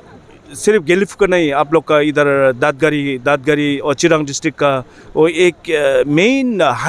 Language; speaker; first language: Hindi; non-native, fluent; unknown